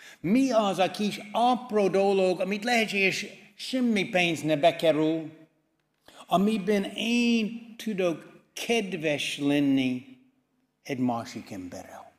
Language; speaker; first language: Hungarian; non-native, fluent; English